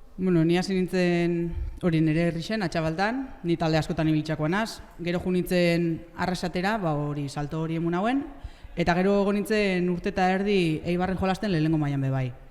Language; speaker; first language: Basque; native; Basque